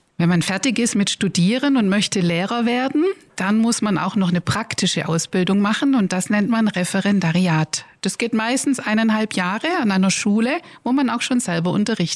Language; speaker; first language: German; native; German